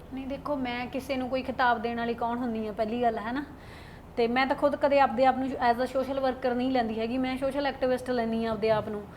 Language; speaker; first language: Punjabi; native; Punjabi